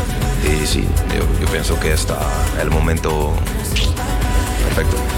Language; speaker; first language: Spanish; non-native, learner; French